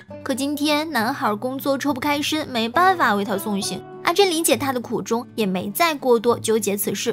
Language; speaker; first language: Chinese; native; Chinese